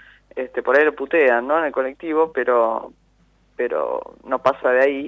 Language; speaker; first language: Spanish; native; Spanish